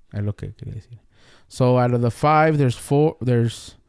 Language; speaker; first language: Spanish; early bilingual, other home language; English